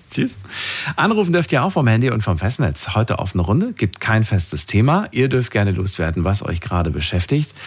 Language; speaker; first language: German; native; German